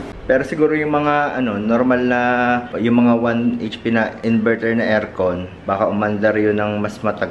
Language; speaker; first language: Filipino; native; Filipino